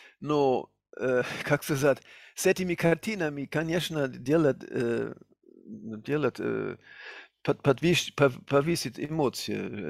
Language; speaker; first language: Russian; non-native, fluent; German